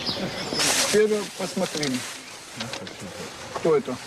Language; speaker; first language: Russian; non-native, learner; French